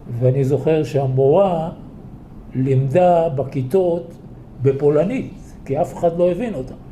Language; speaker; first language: Hebrew; early bilingual, other home language; Polish